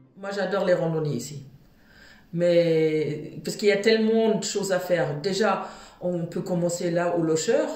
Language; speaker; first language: French; non-native, fluent; German